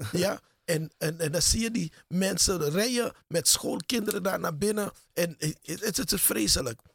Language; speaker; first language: Dutch; native; Dutch